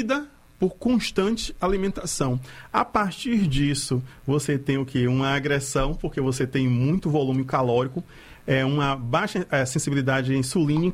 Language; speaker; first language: Portuguese; native; Portuguese